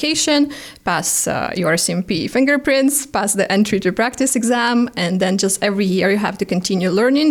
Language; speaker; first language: English; non-native, fluent; Ukrainian